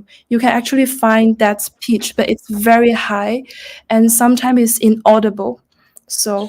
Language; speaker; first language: English; non-native, fluent; Cantonese